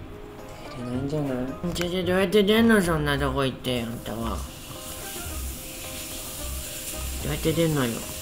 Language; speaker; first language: Japanese; native; Japanese